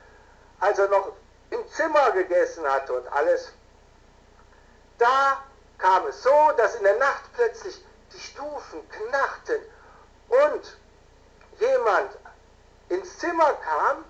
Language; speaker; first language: German; native; German